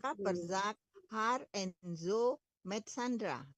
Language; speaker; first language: Dutch; non-native, learner; Indonesian